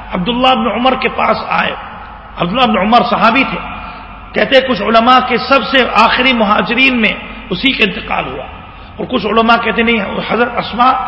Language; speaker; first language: Urdu; native; Urdu